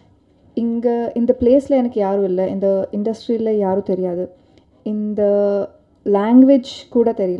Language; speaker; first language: Tamil; non-native, learner; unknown